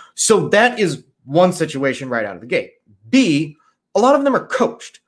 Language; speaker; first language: English; native; English